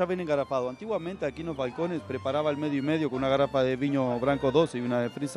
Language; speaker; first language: Portuguese; non-native, fluent; Spanish